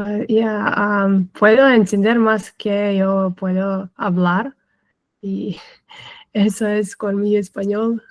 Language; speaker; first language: Spanish; non-native, learner; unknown